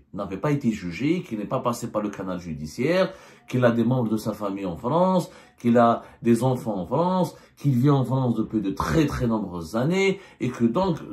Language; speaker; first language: French; non-native, local second language; Arabic